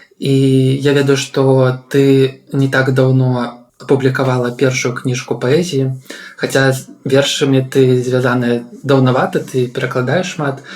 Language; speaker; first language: Belarusian; non-native, local second language; Russian